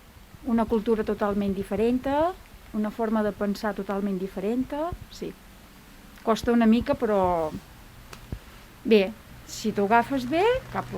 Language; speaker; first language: Catalan; non-native, fluent; Romanian